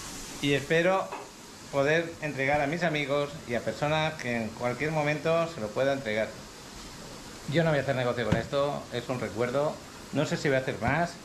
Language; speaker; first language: Spanish; native; Spanish